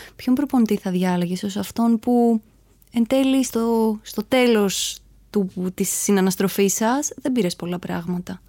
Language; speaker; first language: Greek; native; Greek